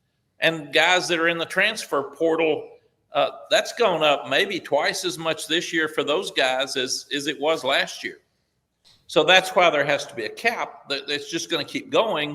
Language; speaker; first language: English; native; English